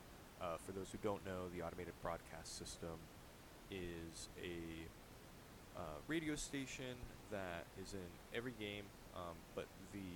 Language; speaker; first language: English; native; English